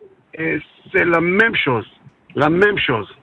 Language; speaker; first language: French; non-native, learner; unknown